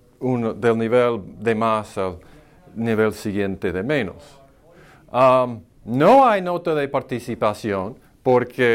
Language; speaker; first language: Spanish; non-native, fluent; English